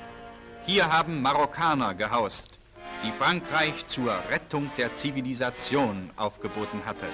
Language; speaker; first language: German; native; German